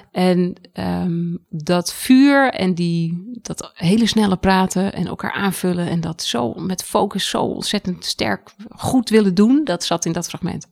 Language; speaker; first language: Dutch; native; Dutch